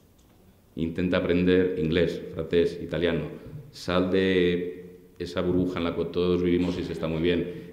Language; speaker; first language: Spanish; native; Spanish